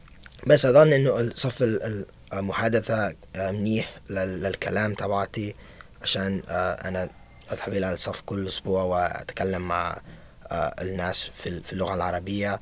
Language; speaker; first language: Arabic; non-native, learner; English